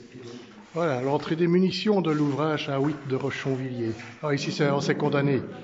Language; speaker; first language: French; native; French